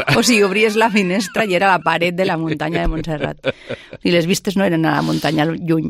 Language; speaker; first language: Catalan; native; Catalan